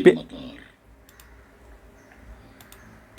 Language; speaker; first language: Arabic; non-native, learner; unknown